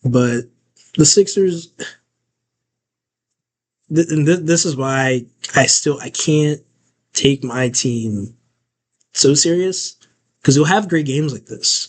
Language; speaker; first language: English; native; English